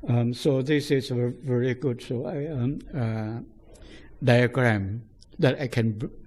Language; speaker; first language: English; non-native, fluent; Thai